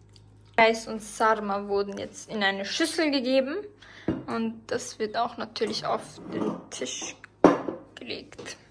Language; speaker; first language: German; early bilingual, other home language; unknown